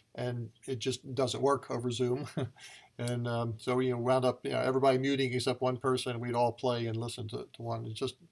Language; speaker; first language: English; native; English